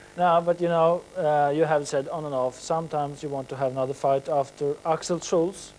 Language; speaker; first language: English; non-native, fluent; Norwegian